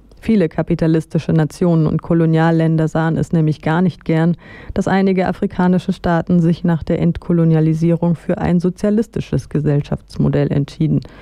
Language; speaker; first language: German; native; German